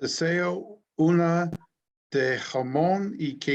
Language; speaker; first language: Spanish; non-native, learner; English